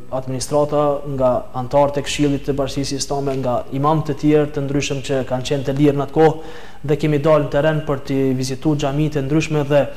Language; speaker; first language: Albanian; native; Albanian